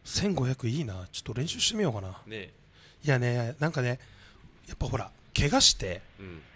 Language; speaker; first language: Japanese; native; Japanese